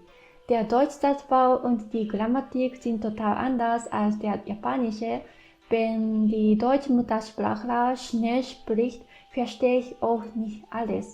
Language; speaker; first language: German; non-native, fluent; Japanese